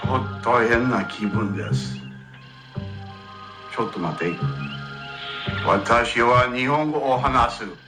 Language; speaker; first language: Japanese; non-native, learner; English